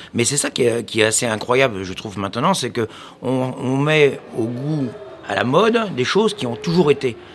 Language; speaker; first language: French; native; French